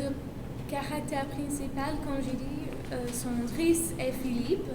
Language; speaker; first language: French; non-native, learner; English